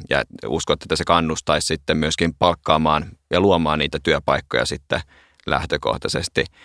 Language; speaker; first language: Finnish; native; Finnish